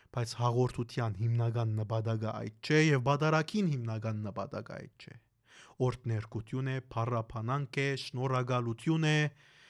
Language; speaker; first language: Armenian; early bilingual, heritage; Armenian